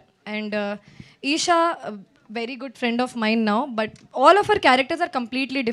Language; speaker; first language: Telugu; non-native, fluent; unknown